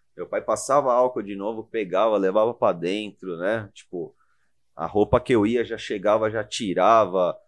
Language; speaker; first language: Portuguese; native; Portuguese